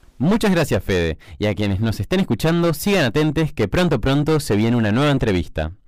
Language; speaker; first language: Spanish; native; Spanish